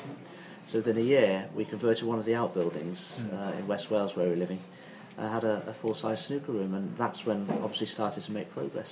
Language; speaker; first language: English; native; English